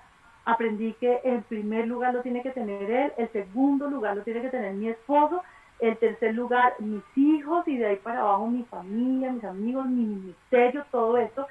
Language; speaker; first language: Spanish; native; Spanish